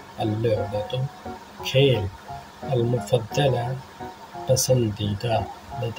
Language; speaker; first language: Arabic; non-native, fluent; Urdu